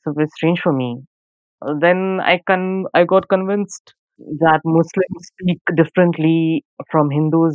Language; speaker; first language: English; non-native, local second language; Urdu